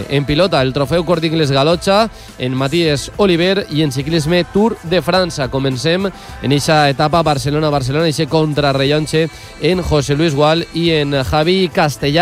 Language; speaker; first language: Catalan; native; Catalan